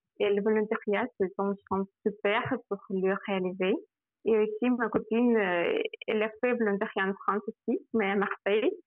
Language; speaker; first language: French; non-native, fluent; Russian